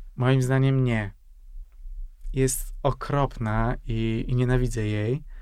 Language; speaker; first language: Polish; non-native, fluent; Hungarian